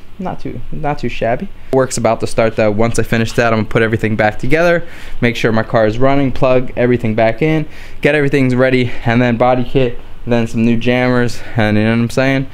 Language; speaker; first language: English; native; English